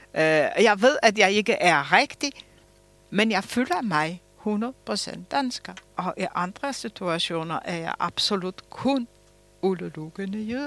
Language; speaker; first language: Danish; early bilingual, other home language; Polish